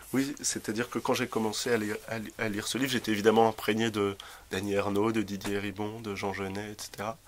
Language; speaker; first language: French; native; French